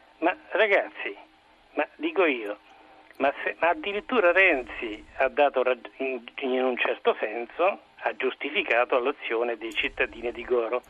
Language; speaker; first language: Italian; native; Italian